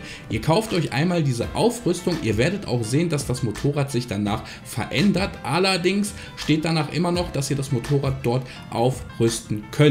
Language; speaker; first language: German; native; German